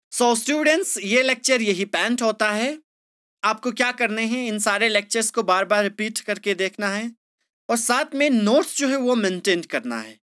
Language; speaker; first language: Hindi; non-native, local second language; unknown